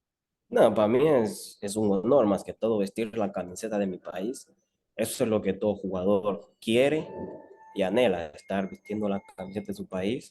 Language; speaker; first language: Spanish; native; Spanish